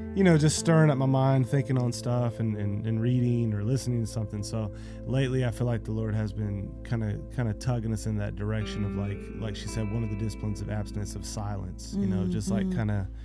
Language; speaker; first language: English; native; English